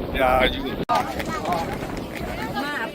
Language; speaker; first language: Korean; native; Korean